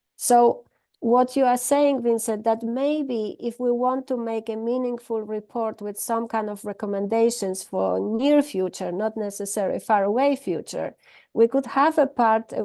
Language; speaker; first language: English; non-native, fluent; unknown